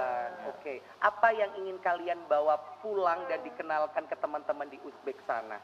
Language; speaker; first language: Indonesian; native; Indonesian